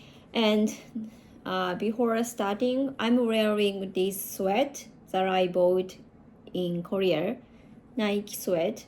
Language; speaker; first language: English; non-native, learner; Japanese